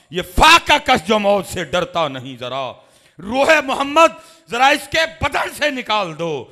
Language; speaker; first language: Urdu; non-native, local second language; Punjabi